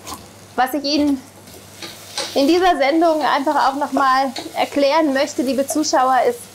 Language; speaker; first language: German; native; German